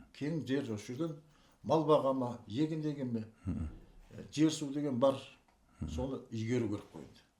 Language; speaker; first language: Kazakh; early bilingual, heritage; Kazakh